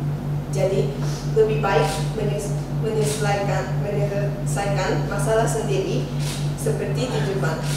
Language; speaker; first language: Indonesian; non-native, learner; Japanese